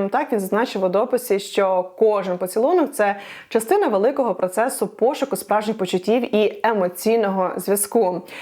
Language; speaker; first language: Ukrainian; non-native, local second language; Russian